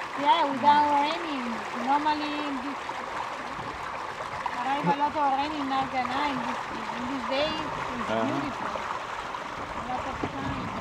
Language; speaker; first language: English; non-native, learner; Italian